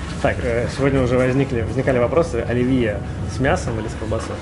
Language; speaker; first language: Russian; native; Russian